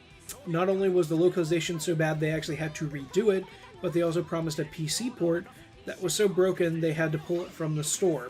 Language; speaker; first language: English; native; English